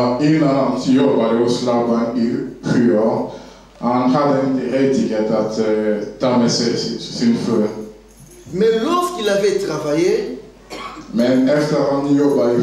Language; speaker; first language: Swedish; non-native, learner; Lingala